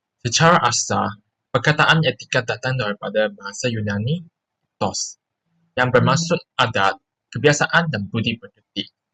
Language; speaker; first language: Malay; non-native, local second language; Chinese